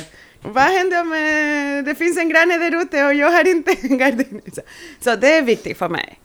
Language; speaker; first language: Swedish; non-native, learner; Spanish